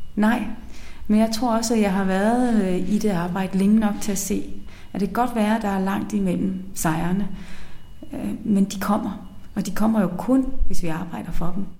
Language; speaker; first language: Danish; native; Danish